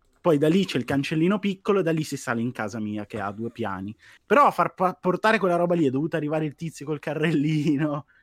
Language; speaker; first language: Italian; native; Italian